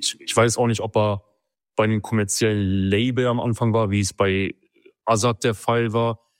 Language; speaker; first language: German; early bilingual, other home language; Kurdish